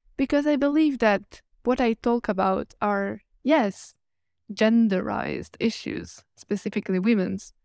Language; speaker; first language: English; non-native, fluent; Italian